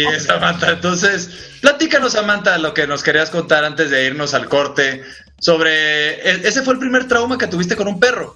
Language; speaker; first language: Spanish; native; Spanish